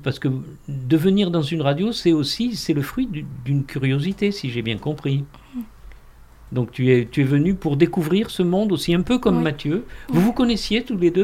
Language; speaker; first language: French; native; French